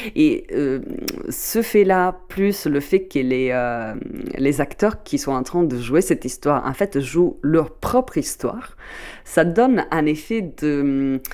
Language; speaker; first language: French; non-native, fluent; Italian